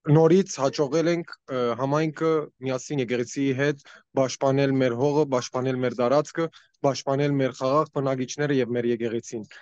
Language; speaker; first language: Armenian; early bilingual, heritage; Armenian